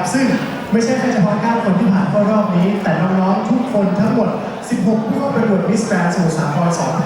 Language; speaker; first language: Thai; native; Thai